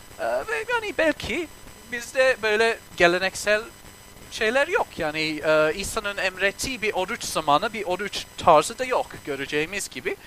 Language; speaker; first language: Turkish; non-native, fluent; English